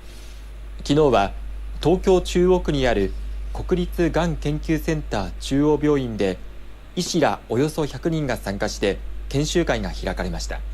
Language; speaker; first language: Japanese; native; Japanese